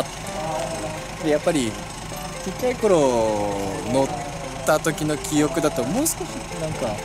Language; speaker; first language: Japanese; native; Japanese